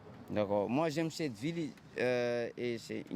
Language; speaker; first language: French; non-native, local second language; Comorian